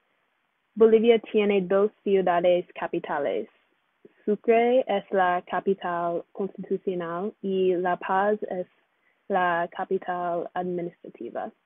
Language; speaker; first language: Spanish; non-native, learner; English